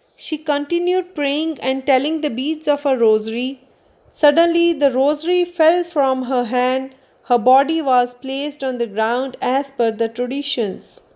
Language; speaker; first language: English; non-native, local second language; Punjabi